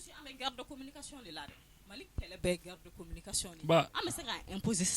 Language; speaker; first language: French; non-native, local second language; Bambara